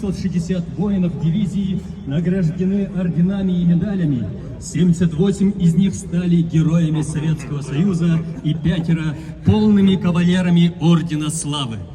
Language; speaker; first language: Russian; native; Russian